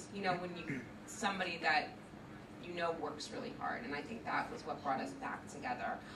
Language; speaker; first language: English; native; English